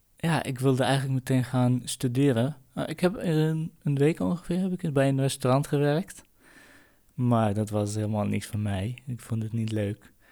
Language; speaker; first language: Dutch; non-native, fluent; Kurdish